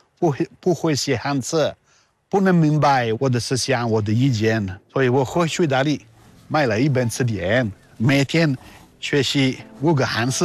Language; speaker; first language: Chinese; non-native, learner; Italian